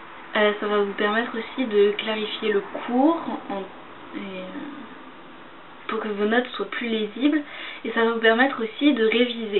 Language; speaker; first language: French; native; French